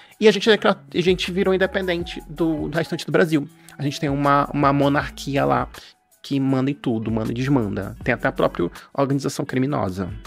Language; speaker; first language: Portuguese; native; Portuguese